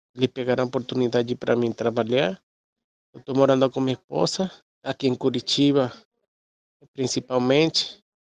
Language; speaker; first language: Portuguese; non-native, learner; Spanish